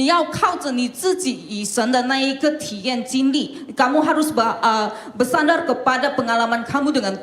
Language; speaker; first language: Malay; non-native, local second language; Chinese